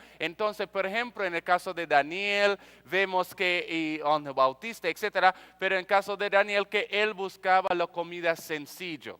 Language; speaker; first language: Spanish; non-native, fluent; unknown